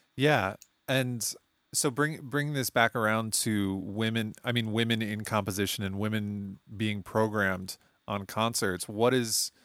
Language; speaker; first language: English; native; English